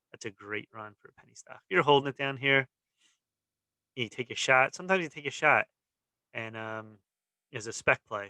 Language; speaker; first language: English; native; English